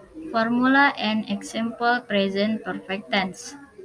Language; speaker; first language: English; non-native, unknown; Indonesian